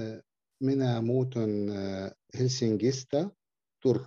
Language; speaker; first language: Finnish; non-native, learner; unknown